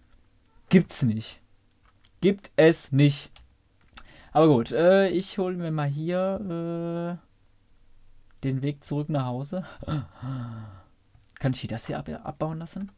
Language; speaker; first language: German; native; German